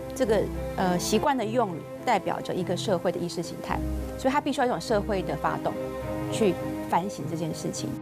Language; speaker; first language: Chinese; native; Chinese